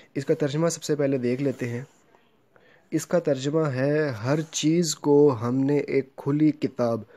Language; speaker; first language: Urdu; native; Urdu